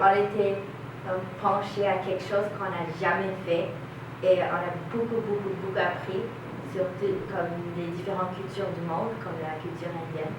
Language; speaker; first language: French; non-native, learner; English